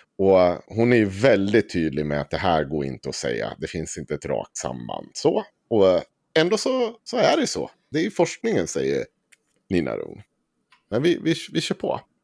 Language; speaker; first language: Swedish; native; Swedish